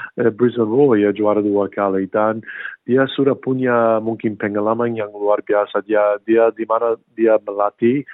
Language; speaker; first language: Indonesian; early bilingual, heritage; English